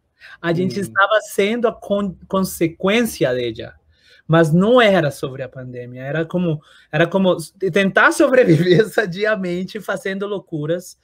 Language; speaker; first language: Portuguese; non-native, fluent; Spanish